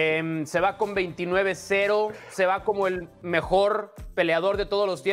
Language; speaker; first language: Spanish; native; Spanish